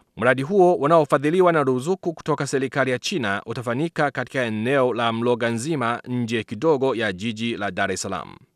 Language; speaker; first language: Swahili; non-native, fluent; Chinese